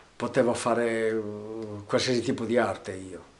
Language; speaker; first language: Italian; non-native, local second language; Sardinian